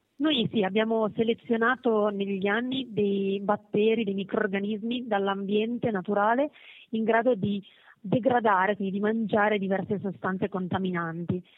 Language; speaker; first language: Italian; native; Italian